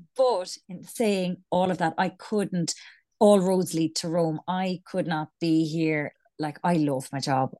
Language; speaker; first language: English; native; English